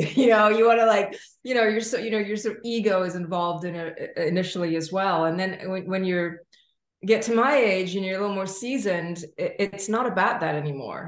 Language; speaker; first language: English; native; English